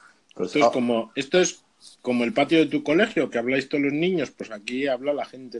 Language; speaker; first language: Spanish; native; Spanish